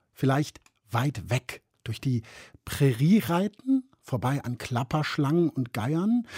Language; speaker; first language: German; native; German